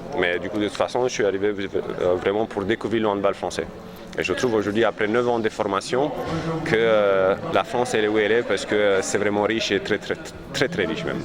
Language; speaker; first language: French; non-native, fluent; Romanian